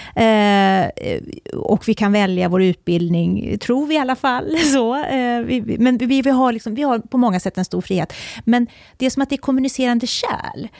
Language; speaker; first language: Swedish; native; Swedish